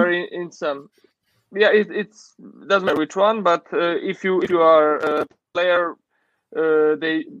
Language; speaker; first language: English; non-native, learner; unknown